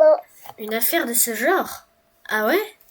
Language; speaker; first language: French; native; French